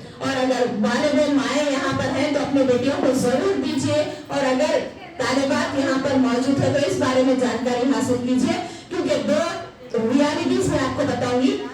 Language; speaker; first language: Urdu; native; Urdu